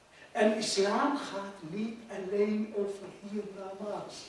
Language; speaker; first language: Dutch; non-native, fluent; Urdu